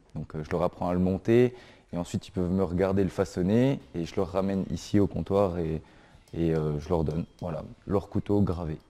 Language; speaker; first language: French; native; French